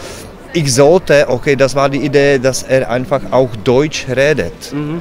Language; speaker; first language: German; non-native, learner; Czech